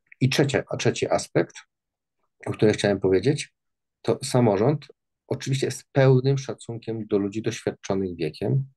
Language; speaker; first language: Polish; native; Polish